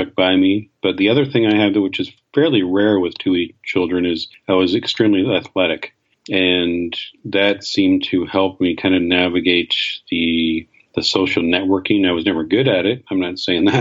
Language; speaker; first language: English; native; English